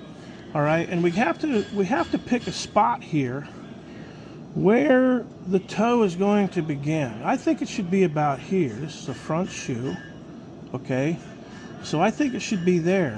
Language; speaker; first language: English; native; English